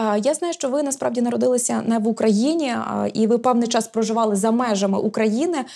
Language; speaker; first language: Ukrainian; native; Ukrainian